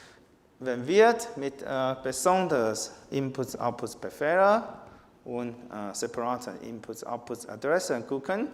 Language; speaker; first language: German; non-native, fluent; Chinese